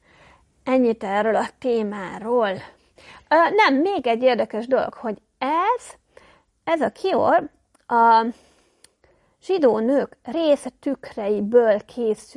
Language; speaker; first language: Hungarian; native; Hungarian